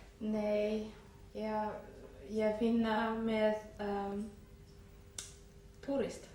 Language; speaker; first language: Icelandic; non-native, learner; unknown